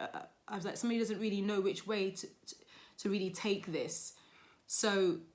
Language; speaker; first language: English; native; English